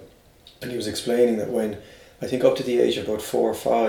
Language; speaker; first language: English; native; English